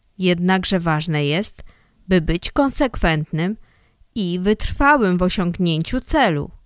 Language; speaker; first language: Polish; non-native, fluent; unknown